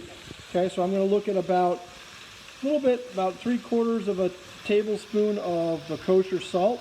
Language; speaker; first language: English; native; English